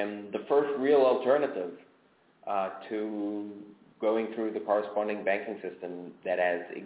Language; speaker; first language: English; native; English